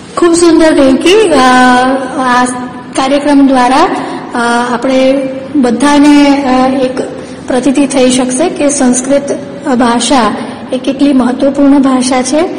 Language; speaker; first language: Gujarati; native; Gujarati